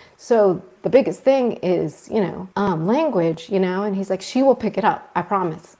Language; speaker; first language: English; early bilingual, other home language; Spanish